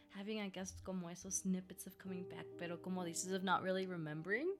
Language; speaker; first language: English; early bilingual, other home language; Spanish